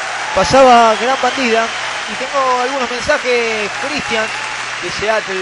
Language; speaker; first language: Spanish; native; Spanish